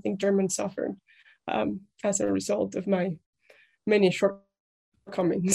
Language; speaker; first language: English; non-native, fluent; Spanish